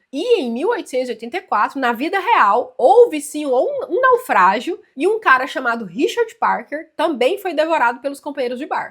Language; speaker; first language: Portuguese; native; Portuguese